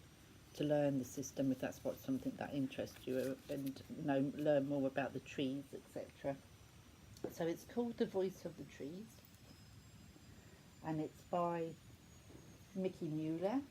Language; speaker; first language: English; native; English